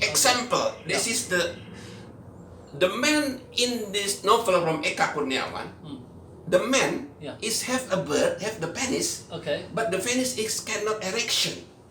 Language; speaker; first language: English; non-native, learner; Indonesian